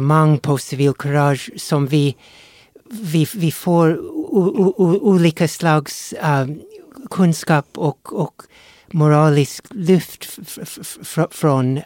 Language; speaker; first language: Swedish; non-native, fluent; English